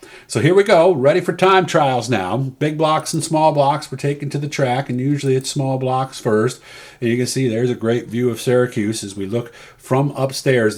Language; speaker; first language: English; native; English